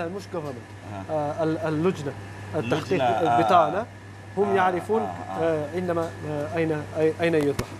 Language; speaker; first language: Arabic; non-native, learner; Urdu